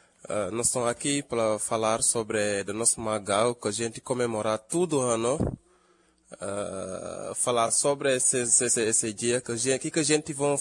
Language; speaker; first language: Portuguese; non-native, fluent; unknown